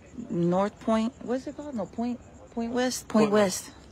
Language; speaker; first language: English; early bilingual, other home language; Spanish